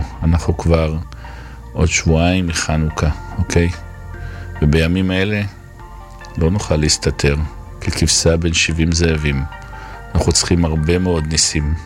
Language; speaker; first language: Hebrew; native; Hebrew